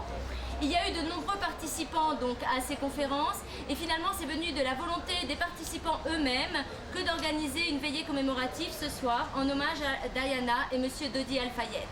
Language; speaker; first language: French; native; French